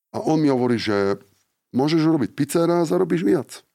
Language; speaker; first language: Slovak; non-native, fluent; Italian